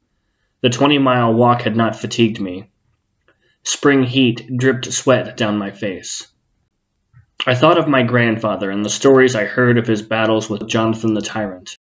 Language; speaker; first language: English; native; English